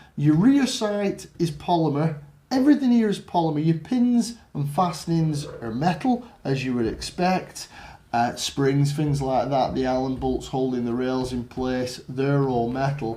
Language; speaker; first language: English; native; English